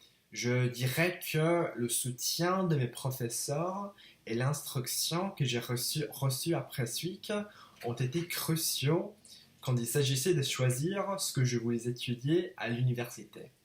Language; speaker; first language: French; non-native, fluent; English